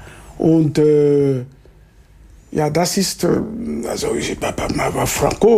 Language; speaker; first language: German; non-native, fluent; Lingala